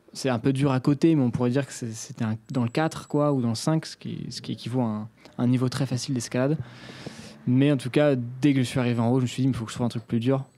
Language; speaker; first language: French; native; French